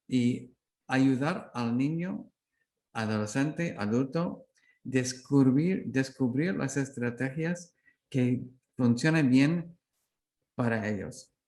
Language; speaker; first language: Spanish; non-native, learner; English